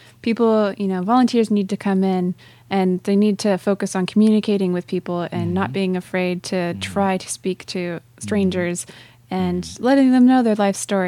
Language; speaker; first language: English; native; English